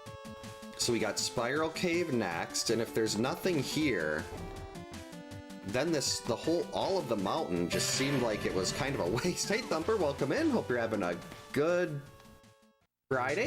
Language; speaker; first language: English; native; English